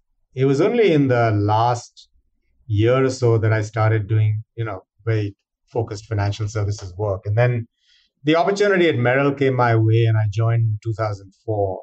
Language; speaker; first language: English; non-native, local second language; Hindi